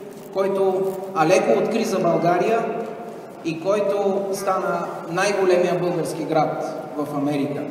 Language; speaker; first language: Bulgarian; native; Bulgarian